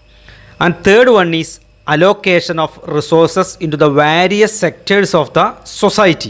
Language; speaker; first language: English; non-native, local second language; Malayalam